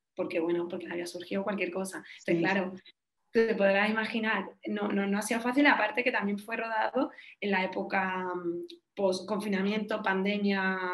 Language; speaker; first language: Spanish; native; Spanish